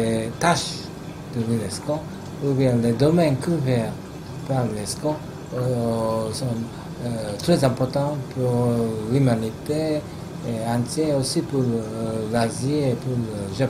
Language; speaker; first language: French; non-native, fluent; Japanese